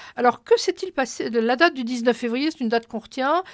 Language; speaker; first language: French; native; French